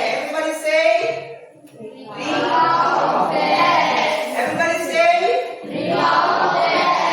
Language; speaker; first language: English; non-native, learner; Indonesian